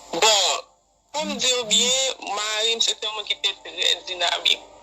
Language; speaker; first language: Haitian Creole; native; Haitian Creole